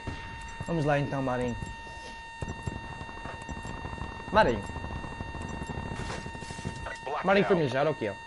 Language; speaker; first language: Portuguese; native; Portuguese